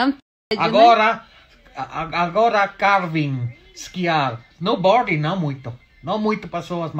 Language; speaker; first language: Portuguese; non-native, learner; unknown